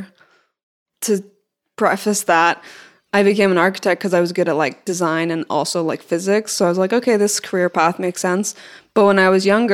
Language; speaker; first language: English; native; English